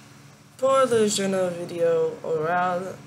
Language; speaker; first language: French; non-native, learner; English